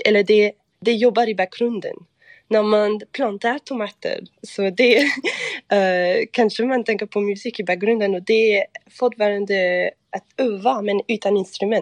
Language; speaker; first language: Swedish; non-native, fluent; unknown